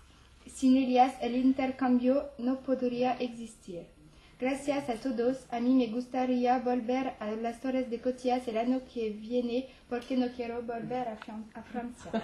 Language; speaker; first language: Spanish; non-native, learner; French